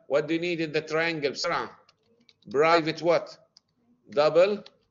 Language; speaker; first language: English; non-native, fluent; Arabic